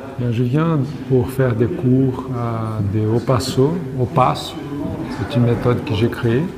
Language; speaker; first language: French; non-native, learner; Portuguese